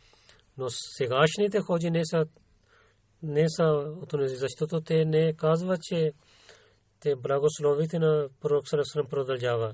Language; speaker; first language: Bulgarian; non-native, learner; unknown